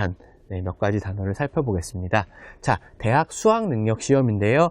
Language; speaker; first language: Korean; native; Korean